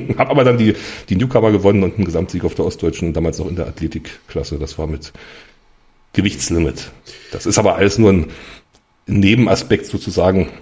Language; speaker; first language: German; native; German